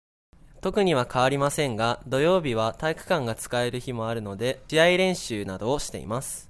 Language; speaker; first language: Japanese; native; Japanese